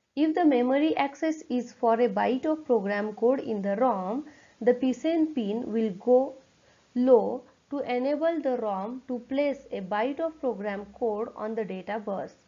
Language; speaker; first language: English; non-native, local second language; Marathi